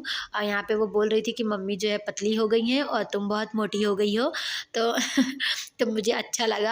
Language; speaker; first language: Hindi; native; Hindi